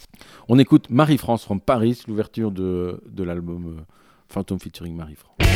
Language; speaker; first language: French; native; French